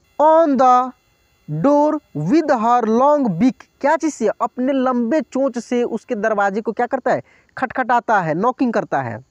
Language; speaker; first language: Hindi; native; Hindi